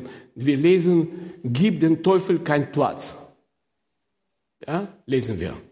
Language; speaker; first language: German; non-native, fluent; Russian